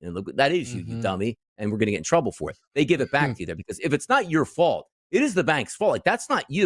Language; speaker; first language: English; native; English